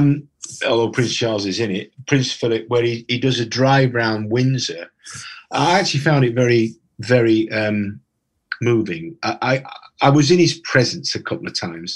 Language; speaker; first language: English; native; English